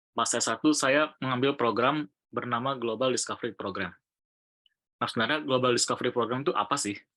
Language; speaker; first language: Indonesian; native; Indonesian